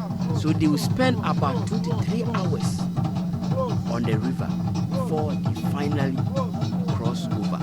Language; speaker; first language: English; non-native, local second language; Akan